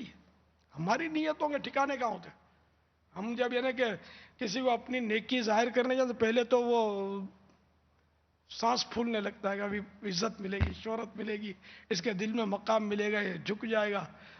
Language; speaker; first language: Urdu; native; Urdu